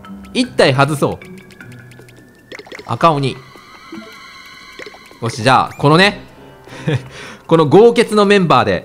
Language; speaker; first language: Japanese; native; Japanese